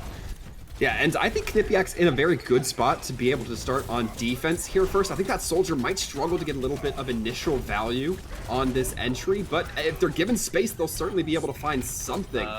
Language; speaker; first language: English; native; English